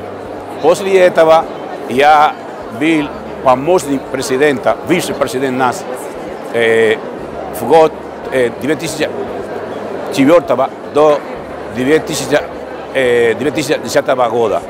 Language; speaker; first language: Russian; non-native, fluent; Spanish